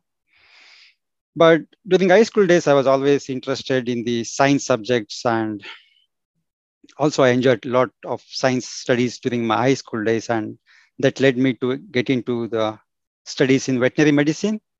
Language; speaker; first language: English; non-native, local second language; Kannada